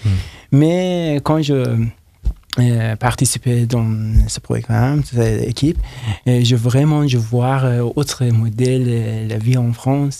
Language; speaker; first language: French; non-native, learner; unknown